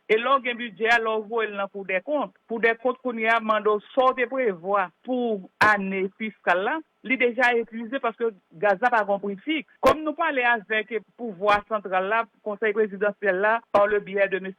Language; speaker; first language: Haitian Creole; native; Haitian Creole